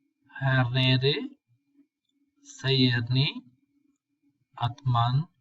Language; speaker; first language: Swedish; non-native, fluent; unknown